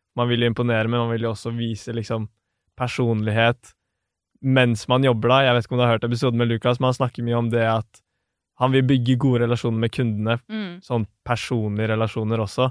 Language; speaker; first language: Norwegian; native; Norwegian